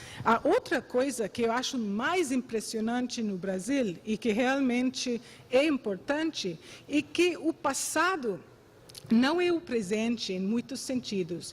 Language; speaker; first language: Portuguese; non-native, fluent; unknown